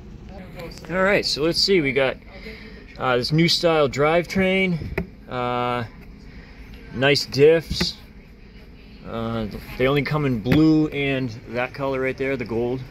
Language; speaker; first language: English; native; English